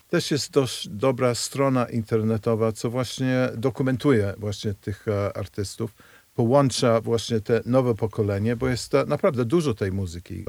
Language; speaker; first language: Polish; non-native, fluent; English